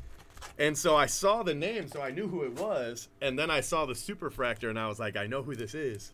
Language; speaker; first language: English; native; English